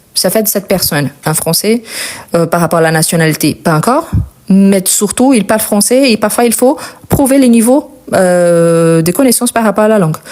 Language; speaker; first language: French; non-native, fluent; Portuguese